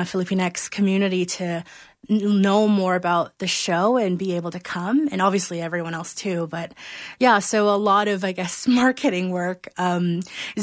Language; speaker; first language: English; non-native, local second language; Filipino